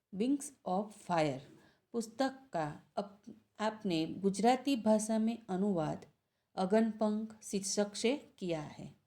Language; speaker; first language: Hindi; non-native, local second language; Gujarati